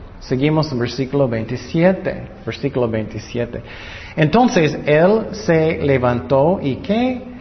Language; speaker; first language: Spanish; non-native, fluent; English